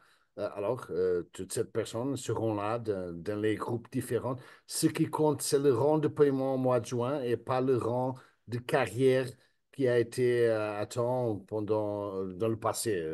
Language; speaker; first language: French; non-native, fluent; Spanish